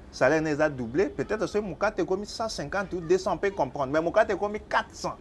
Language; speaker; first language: French; non-native, local second language; Lingala